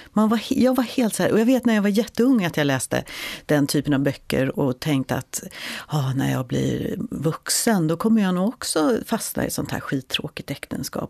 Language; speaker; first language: Swedish; native; Swedish